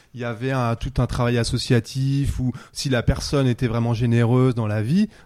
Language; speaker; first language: French; native; French